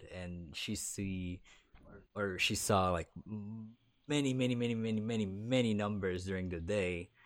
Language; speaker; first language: English; non-native, fluent; French